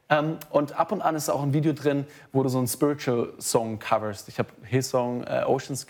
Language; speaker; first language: German; native; German